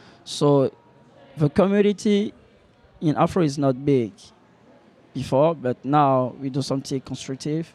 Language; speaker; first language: English; non-native, learner; French